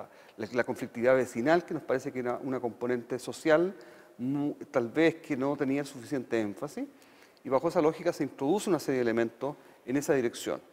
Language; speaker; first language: Spanish; native; Spanish